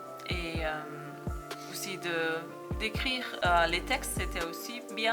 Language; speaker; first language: French; non-native, fluent; German